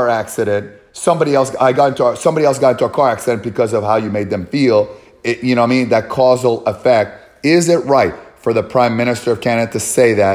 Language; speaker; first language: English; native; English